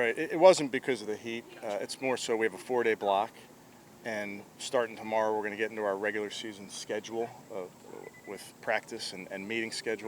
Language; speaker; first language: English; native; English